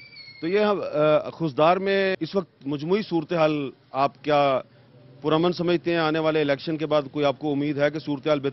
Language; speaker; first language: Urdu; native; Urdu